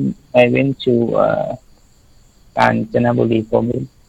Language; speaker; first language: English; non-native, learner; Thai